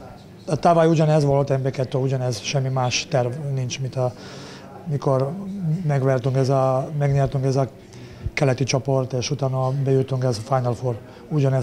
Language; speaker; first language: Hungarian; non-native, learner; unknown